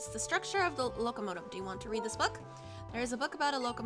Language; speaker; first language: English; native; English